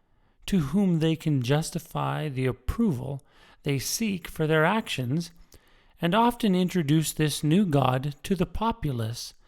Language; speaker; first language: English; native; English